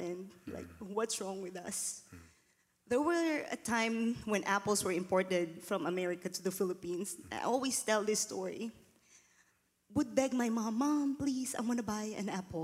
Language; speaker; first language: English; non-native, local second language; Filipino